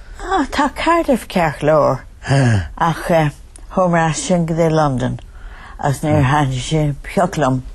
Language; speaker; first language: Irish; native; Irish